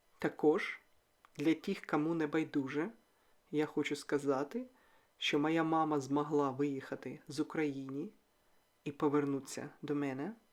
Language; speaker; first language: Ukrainian; non-native, local second language; Russian